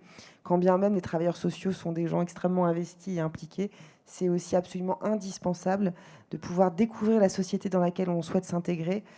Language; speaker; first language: French; native; French